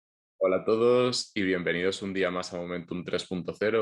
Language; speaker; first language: Spanish; native; Spanish